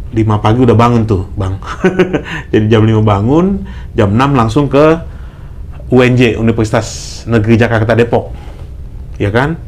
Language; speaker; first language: Indonesian; native; Indonesian